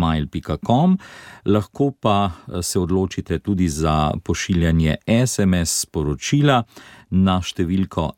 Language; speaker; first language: Slovenian; native; Slovenian